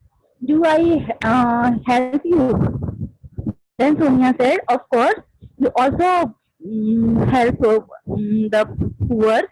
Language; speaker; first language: English; non-native, learner; Hindi